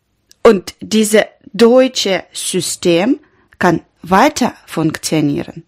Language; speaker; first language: German; non-native, learner; Ukrainian